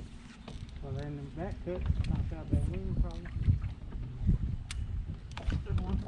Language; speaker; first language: English; native; English